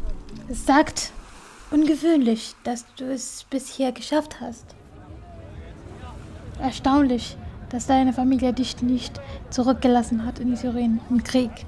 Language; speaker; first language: German; non-native, fluent; Kurdish